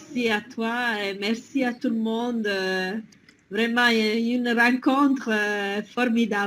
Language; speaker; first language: French; non-native, fluent; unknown